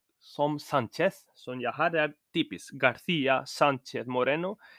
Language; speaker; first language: Norwegian; non-native, learner; Spanish